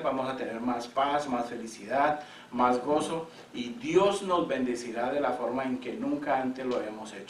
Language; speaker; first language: Spanish; native; Spanish